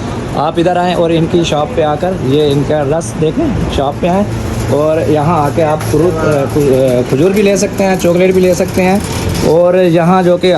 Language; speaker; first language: Hindi; native; Hindi